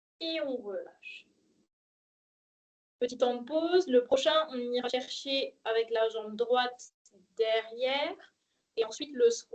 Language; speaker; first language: French; native; French